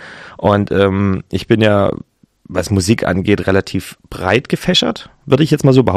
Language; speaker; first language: German; native; German